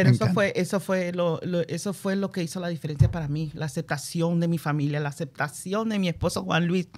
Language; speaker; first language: Spanish; early bilingual, heritage; Spanish